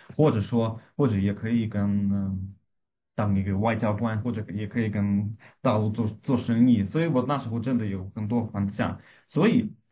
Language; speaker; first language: Chinese; non-native, fluent; Russian